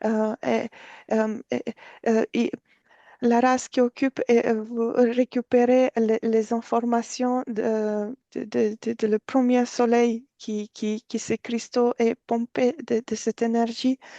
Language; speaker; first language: French; non-native, fluent; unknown